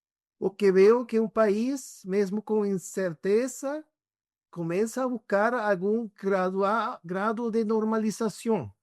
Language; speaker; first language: Portuguese; non-native, fluent; Spanish